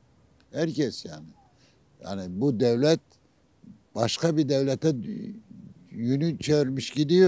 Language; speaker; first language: Turkish; non-native, local second language; Kurdish